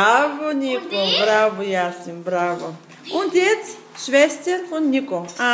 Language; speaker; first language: German; non-native, learner; Bulgarian